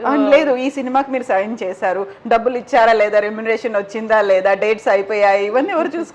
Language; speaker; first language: Telugu; native; Telugu